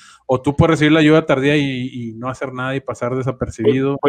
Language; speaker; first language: Spanish; native; Spanish